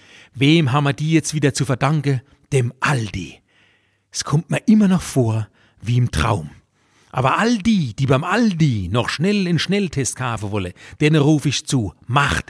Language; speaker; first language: German; native; German